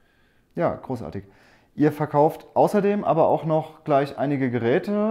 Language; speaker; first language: German; native; German